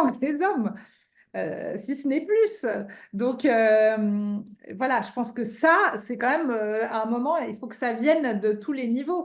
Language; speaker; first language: French; native; French